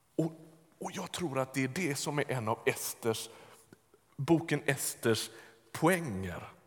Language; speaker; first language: Swedish; native; Swedish